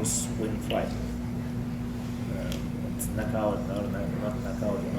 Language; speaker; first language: English; non-native, learner; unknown